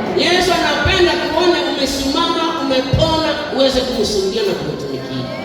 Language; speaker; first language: Swahili; non-native, local second language; Nande